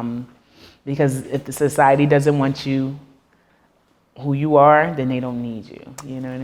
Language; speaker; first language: English; native; English